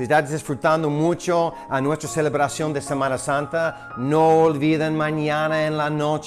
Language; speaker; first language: Spanish; non-native, fluent; English